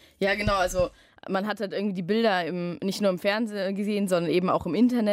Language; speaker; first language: German; native; German